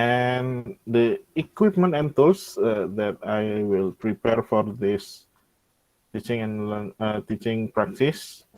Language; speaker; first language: English; non-native, local second language; Indonesian